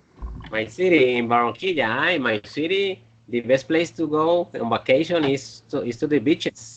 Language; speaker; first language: English; non-native, learner; Spanish